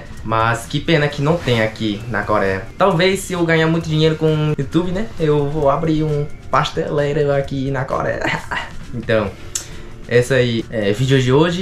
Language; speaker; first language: Portuguese; non-native, fluent; Korean